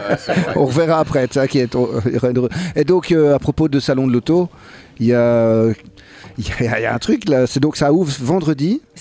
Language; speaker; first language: French; native; French